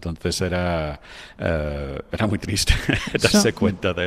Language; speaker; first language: Spanish; non-native, fluent; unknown